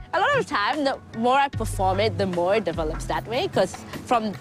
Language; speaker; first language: English; non-native, local second language; Bangla